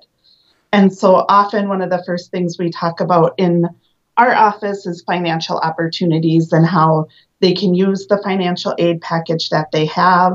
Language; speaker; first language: English; native; English